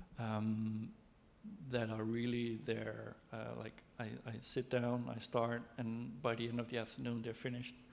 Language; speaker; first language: English; non-native, fluent; Dutch